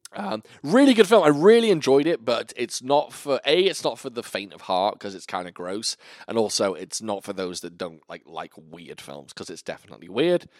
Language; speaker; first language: English; native; English